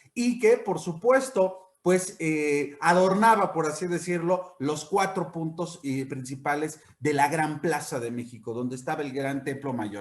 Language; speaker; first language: Spanish; native; Spanish